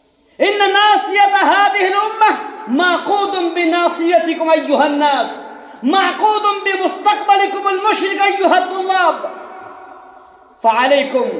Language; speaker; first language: Arabic; non-native, fluent; Urdu